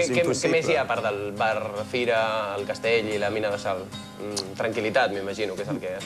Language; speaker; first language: Catalan; native; Catalan